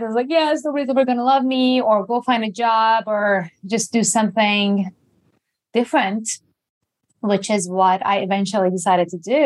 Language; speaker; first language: English; non-native, fluent; Persian